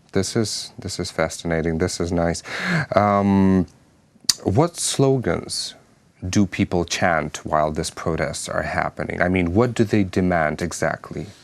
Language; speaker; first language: English; non-native, fluent; Ukrainian